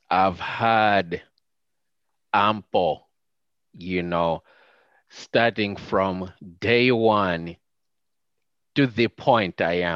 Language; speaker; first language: English; non-native, local second language; Nyanja